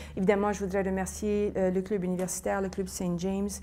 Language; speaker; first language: French; native; French